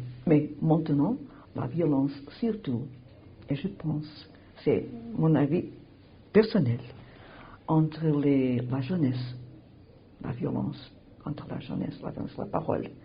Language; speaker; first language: French; non-native, learner; Portuguese